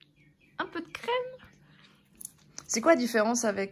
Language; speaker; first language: French; native; French